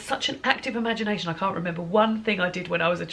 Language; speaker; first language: English; native; English